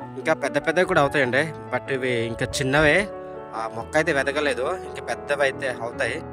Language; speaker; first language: Telugu; non-native, local second language; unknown